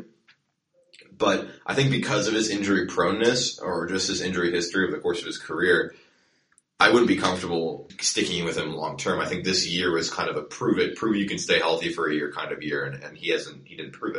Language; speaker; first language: English; native; English